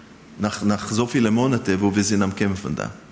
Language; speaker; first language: German; non-native, fluent; Hebrew